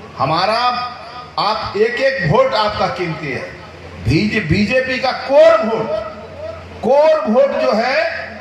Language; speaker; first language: Hindi; native; Hindi